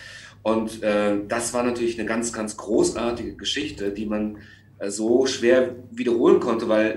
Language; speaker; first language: German; native; German